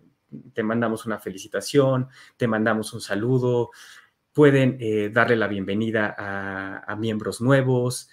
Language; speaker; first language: Spanish; native; Spanish